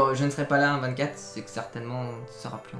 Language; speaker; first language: French; native; French